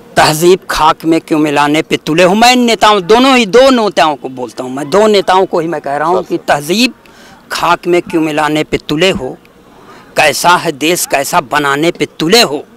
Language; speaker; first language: Hindi; native; Hindi